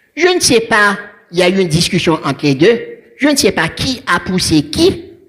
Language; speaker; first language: French; non-native, local second language; Haitian Creole